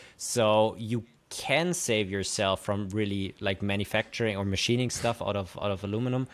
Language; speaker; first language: English; non-native, fluent; German